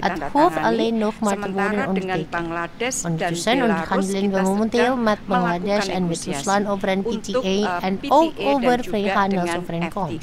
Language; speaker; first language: Dutch; non-native, fluent; Indonesian